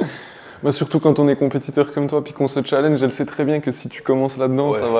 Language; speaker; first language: French; native; French